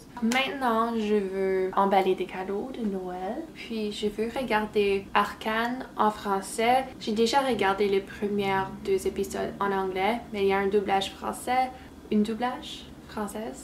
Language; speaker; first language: French; early bilingual, heritage; English